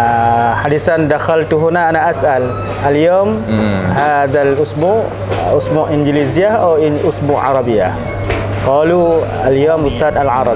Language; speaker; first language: Arabic; non-native, learner; Indonesian